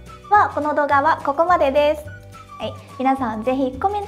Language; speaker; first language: Japanese; non-native, fluent; Vietnamese